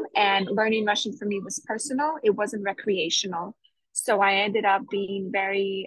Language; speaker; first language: English; native; English